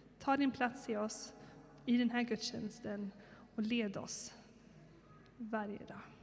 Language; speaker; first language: Swedish; native; Swedish